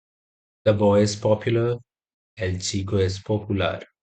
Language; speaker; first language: Spanish; non-native, fluent; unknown